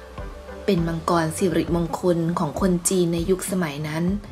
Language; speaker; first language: Thai; native; Thai